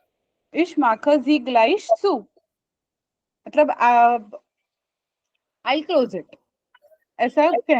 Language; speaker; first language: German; non-native, fluent; Hindi